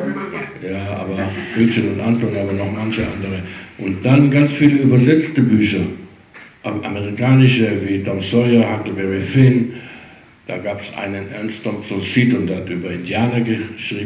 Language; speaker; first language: German; early bilingual, heritage; German